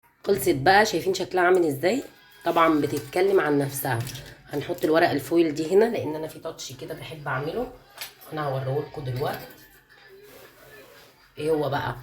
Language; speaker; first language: Arabic; native; Arabic